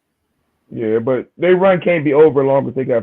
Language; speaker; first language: English; native; English